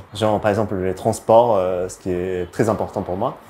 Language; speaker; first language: French; non-native, fluent; Japanese